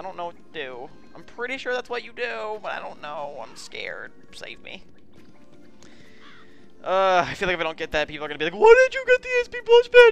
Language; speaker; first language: English; native; English